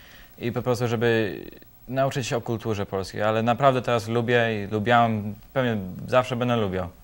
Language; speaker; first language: Polish; early bilingual, heritage; Polish